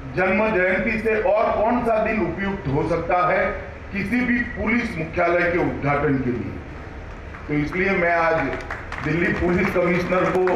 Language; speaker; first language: Hindi; non-native, local second language; Gujarati